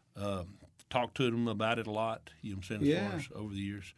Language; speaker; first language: English; native; English